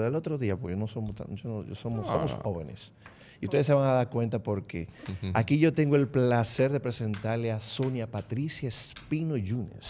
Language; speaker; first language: Spanish; native; Spanish